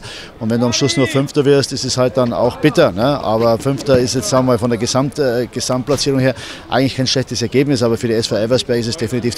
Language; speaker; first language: German; native; German